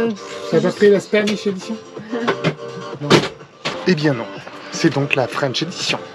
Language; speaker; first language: French; native; French